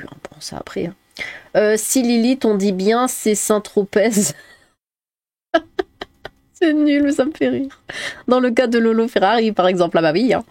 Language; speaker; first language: French; native; French